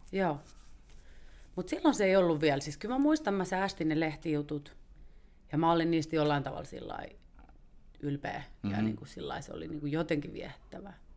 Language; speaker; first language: Finnish; native; Finnish